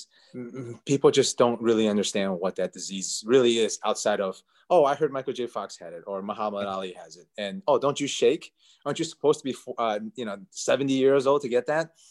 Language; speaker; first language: English; early bilingual, other home language; Chinese